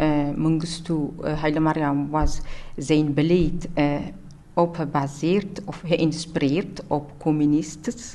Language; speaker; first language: Dutch; non-native, learner; Tigrinya